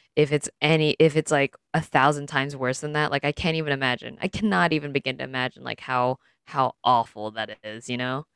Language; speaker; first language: English; early bilingual, other home language; Filipino